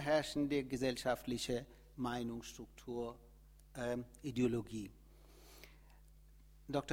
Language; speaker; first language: German; non-native, fluent; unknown